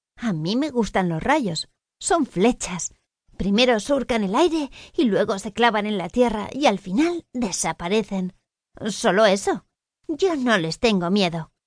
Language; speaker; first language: Spanish; native; Spanish